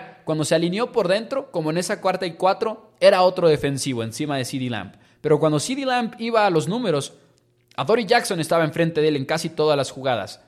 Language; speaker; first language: Spanish; native; Spanish